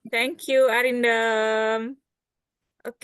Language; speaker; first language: English; non-native, learner; Indonesian